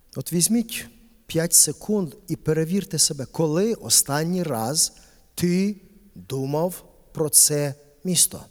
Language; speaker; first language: Ukrainian; native; Ukrainian